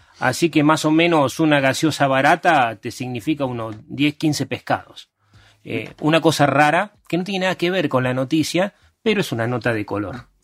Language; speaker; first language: Spanish; early bilingual, other home language; Hungarian